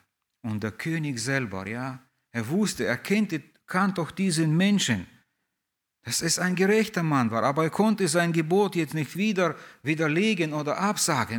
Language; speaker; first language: German; non-native, fluent; Russian